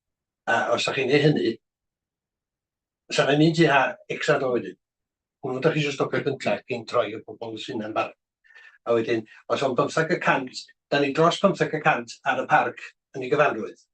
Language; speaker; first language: Welsh; native; Welsh